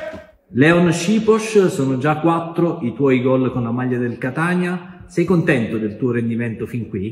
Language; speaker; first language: Italian; native; Italian